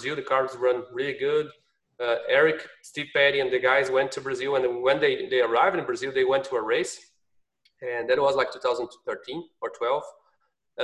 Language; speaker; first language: English; non-native, fluent; Portuguese